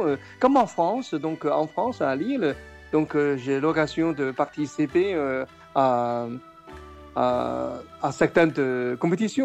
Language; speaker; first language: French; non-native, fluent; Chinese